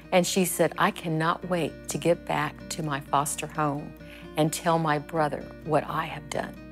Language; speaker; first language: English; native; English